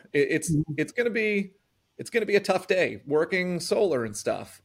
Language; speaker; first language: English; native; English